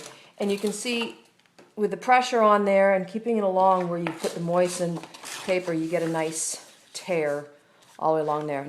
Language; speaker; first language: English; native; English